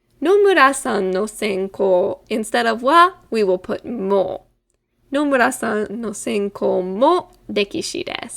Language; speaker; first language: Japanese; non-native, fluent; English